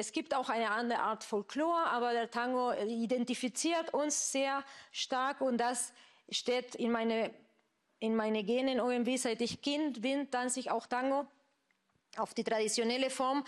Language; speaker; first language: German; non-native, fluent; Spanish